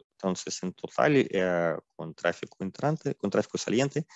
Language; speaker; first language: Spanish; non-native, fluent; Russian